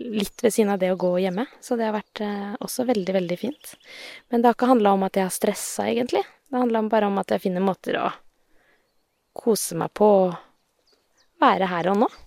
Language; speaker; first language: Norwegian; native; Norwegian